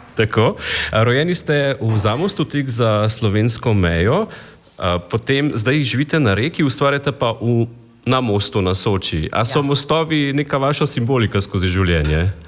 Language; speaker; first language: Slovenian; native; Slovenian